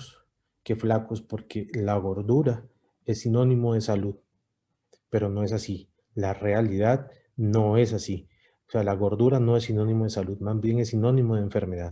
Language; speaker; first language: Spanish; native; Spanish